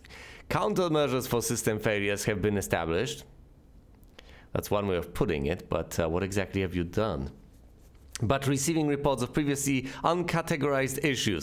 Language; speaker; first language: English; native; English